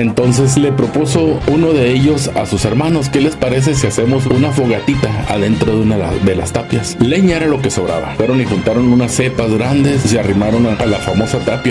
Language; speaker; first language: Spanish; native; Spanish